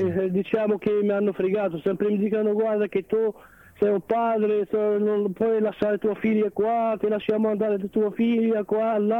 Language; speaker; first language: Italian; non-native, learner; Arabic